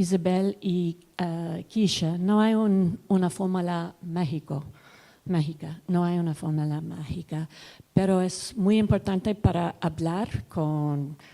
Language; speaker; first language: Spanish; non-native, learner; English